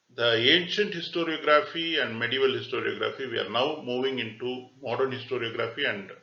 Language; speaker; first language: English; non-native, local second language; Tamil